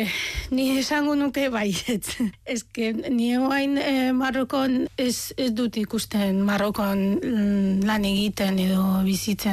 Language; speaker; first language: Basque; non-native, fluent; Arabic